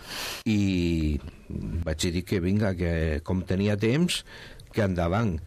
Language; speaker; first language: Catalan; non-native, local second language; Spanish